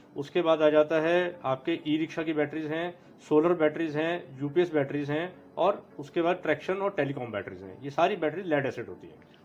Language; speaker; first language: Hindi; native; Hindi